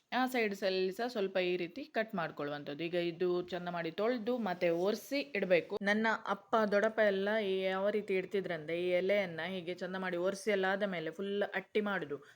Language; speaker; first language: Kannada; non-native, local second language; Konkani